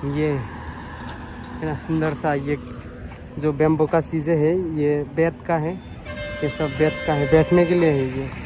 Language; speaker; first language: Hindi; non-native, local second language; Assamese